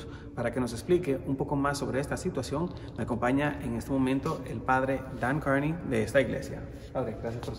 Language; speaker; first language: Spanish; native; Spanish